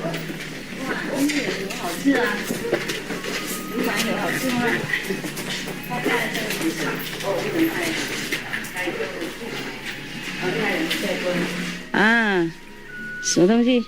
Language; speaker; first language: Chinese; non-native, learner; Vietnamese